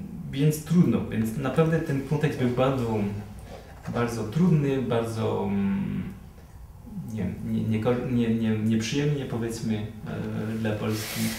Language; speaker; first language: Polish; non-native, fluent; French